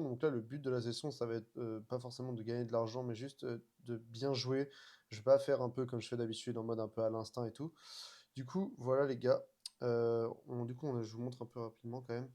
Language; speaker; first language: French; native; French